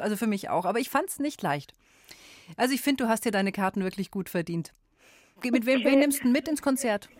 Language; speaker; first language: German; native; German